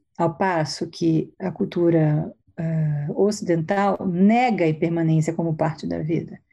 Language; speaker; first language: Portuguese; native; Portuguese